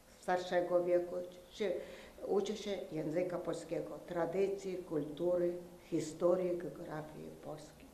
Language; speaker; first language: Polish; non-native, learner; Ukrainian